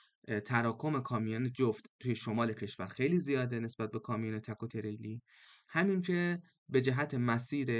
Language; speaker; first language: Persian; native; Persian